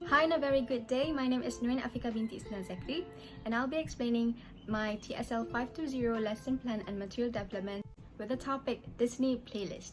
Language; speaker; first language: English; non-native, local second language; Malay